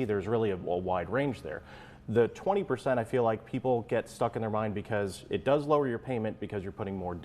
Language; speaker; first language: English; native; English